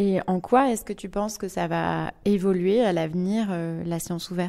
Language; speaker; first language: French; native; French